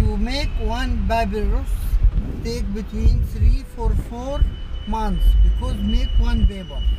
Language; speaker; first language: English; non-native, learner; Arabic